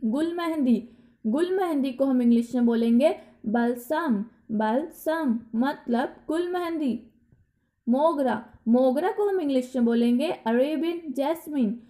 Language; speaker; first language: Hindi; native; Hindi